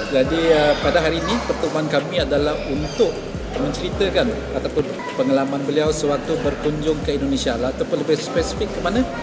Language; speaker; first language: Malay; native; Malay